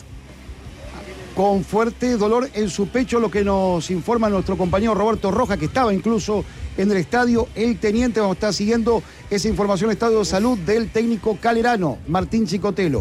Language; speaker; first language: Spanish; native; Spanish